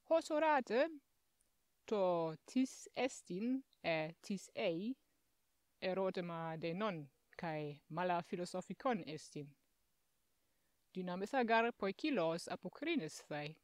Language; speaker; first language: Greek; non-native, fluent; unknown